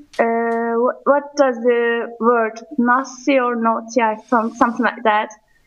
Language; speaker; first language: English; non-native, learner; Turkish